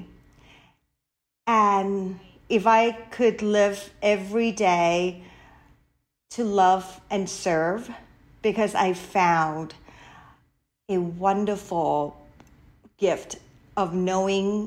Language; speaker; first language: English; non-native, fluent; Thai